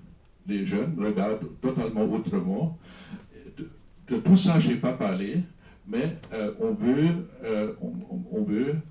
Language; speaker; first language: French; non-native, fluent; German